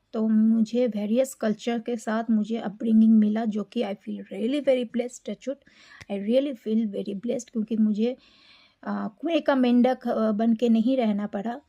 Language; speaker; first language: Hindi; non-native, local second language; Bangla